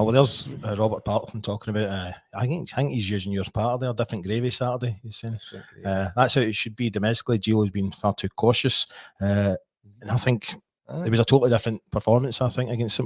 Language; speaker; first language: English; native; English